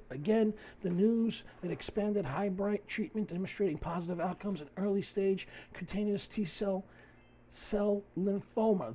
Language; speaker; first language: English; native; English